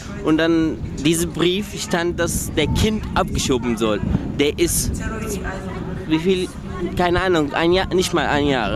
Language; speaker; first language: German; early bilingual, other home language; Arabic